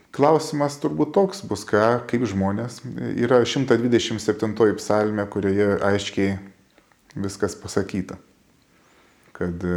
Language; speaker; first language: Lithuanian; native; Lithuanian